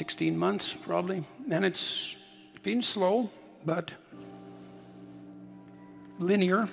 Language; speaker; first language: English; native; English